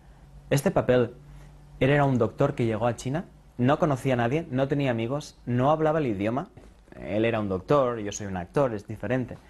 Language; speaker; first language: Spanish; native; Spanish